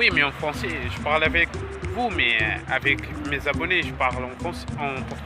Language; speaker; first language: French; non-native, learner; Portuguese